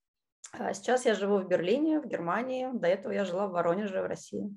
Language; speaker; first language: Russian; native; Russian